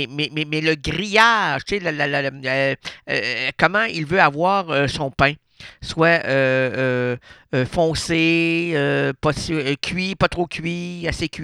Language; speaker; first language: French; native; French